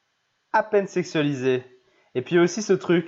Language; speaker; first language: French; native; French